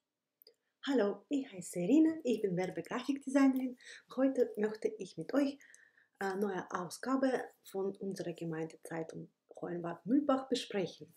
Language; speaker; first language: German; non-native, fluent; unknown